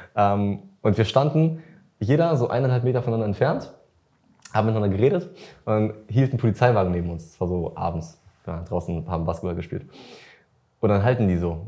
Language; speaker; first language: German; early bilingual, other home language; Russian